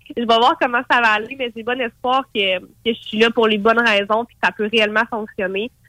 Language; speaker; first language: French; native; French